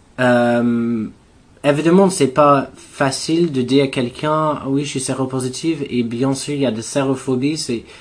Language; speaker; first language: French; non-native, learner; English